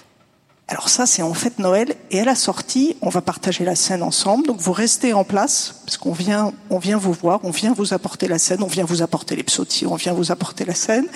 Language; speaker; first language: French; native; French